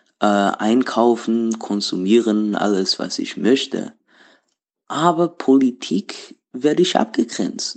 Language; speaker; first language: German; non-native, learner; Portuguese